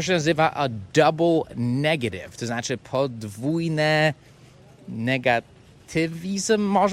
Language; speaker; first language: Polish; non-native, fluent; English